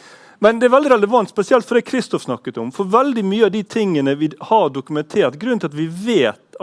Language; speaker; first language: Norwegian; native; Norwegian